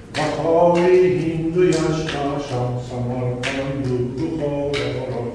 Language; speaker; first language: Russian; non-native, local second language; Tajik